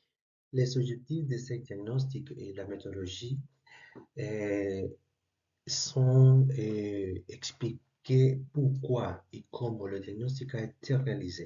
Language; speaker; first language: French; non-native, learner; Spanish